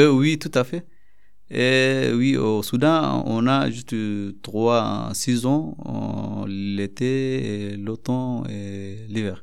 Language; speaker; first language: French; non-native, learner; Arabic